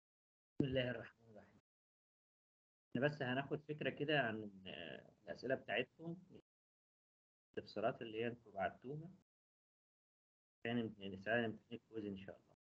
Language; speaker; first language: Arabic; native; Arabic